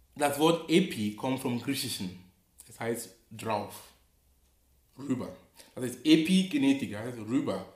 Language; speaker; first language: German; non-native, fluent; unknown